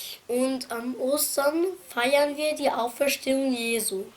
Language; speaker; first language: German; non-native, fluent; Arabic